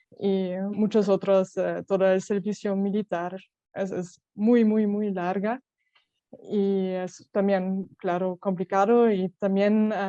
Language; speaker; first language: Spanish; non-native, fluent; French